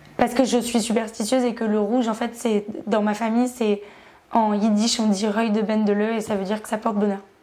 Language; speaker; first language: French; native; French